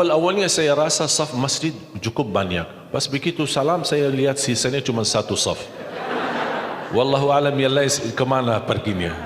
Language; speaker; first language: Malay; non-native, fluent; Arabic